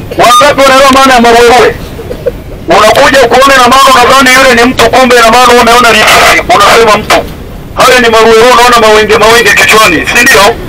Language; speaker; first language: Swahili; native; Swahili